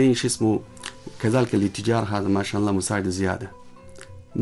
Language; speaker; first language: Arabic; non-native, learner; Chinese